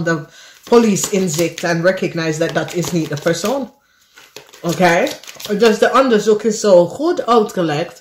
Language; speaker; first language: Dutch; non-native, learner; English